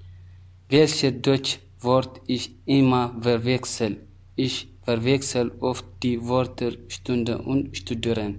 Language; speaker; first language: German; non-native, learner; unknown